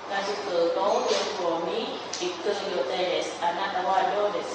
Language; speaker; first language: Japanese; non-native, learner; Vietnamese